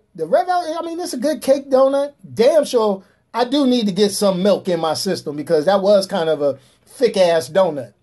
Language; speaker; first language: English; native; English